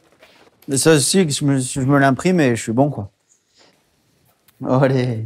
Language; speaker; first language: French; native; French